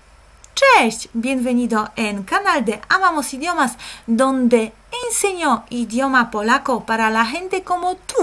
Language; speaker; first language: Spanish; non-native, fluent; Polish